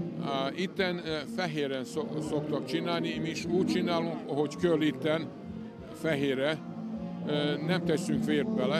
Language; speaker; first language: Hungarian; non-native, local second language; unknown